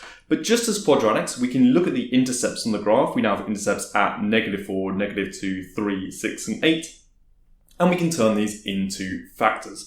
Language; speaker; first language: English; native; English